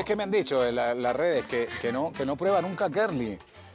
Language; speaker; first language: Spanish; native; Spanish